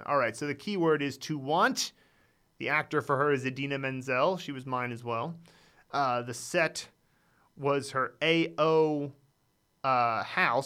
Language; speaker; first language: English; native; English